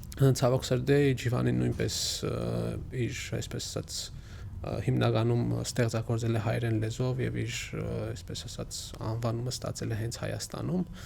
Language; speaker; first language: Armenian; native; Armenian